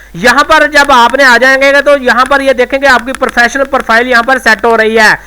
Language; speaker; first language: Urdu; non-native, local second language; Punjabi